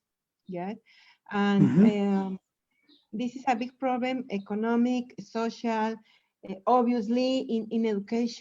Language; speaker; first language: English; non-native, learner; Spanish